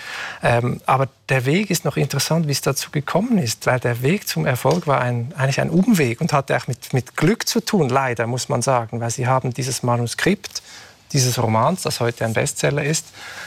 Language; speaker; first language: German; native; German